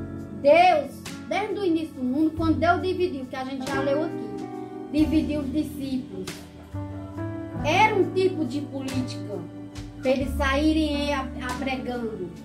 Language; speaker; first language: Portuguese; native; Portuguese